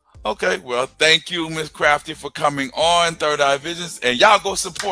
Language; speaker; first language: English; native; English